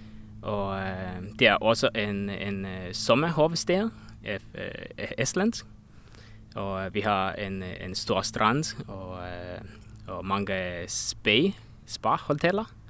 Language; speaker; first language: Danish; non-native, learner; Estonian